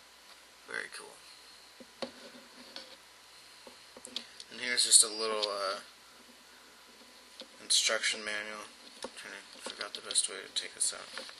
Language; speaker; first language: English; native; English